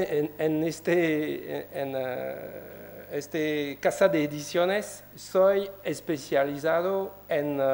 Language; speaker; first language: Spanish; non-native, learner; French